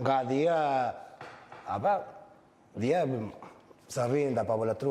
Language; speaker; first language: Indonesian; non-native, fluent; Spanish